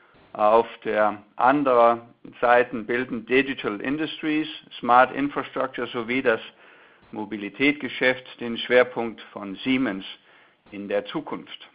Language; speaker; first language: German; non-native, fluent; Danish